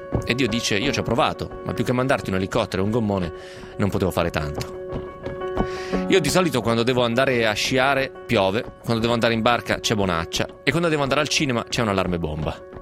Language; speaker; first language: Italian; native; Italian